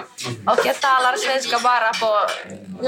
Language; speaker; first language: Swedish; non-native, learner; Finnish